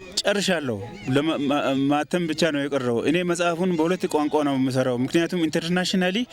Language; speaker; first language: Amharic; non-native, local second language; Wolaytta